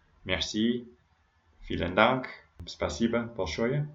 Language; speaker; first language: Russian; non-native, learner; English